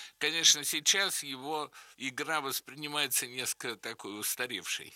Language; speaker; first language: Russian; native; Russian